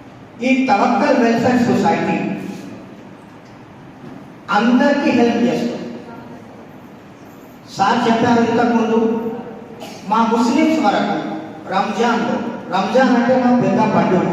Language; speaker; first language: Telugu; non-native, local second language; Urdu